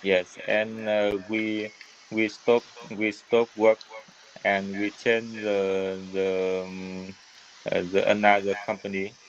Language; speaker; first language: English; non-native, learner; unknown